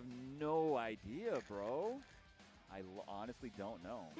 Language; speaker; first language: English; native; English